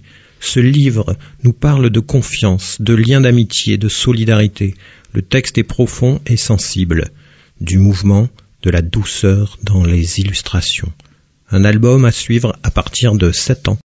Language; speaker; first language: French; native; French